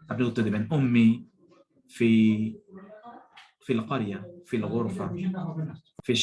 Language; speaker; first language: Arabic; non-native, fluent; Bangla